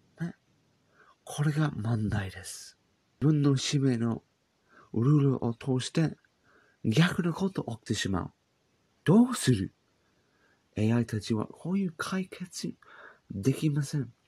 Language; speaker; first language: Japanese; non-native, learner; English